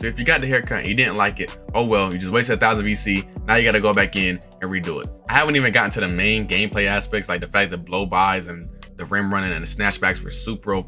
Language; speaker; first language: English; native; English